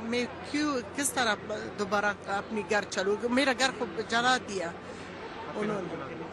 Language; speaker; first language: Hindi; non-native, learner; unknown